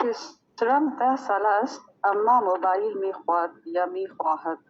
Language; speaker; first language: Persian; non-native, learner; Urdu